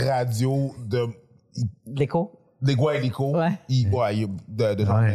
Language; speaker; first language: French; native; French